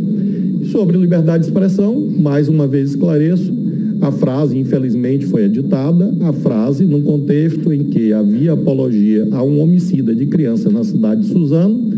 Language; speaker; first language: Portuguese; native; Portuguese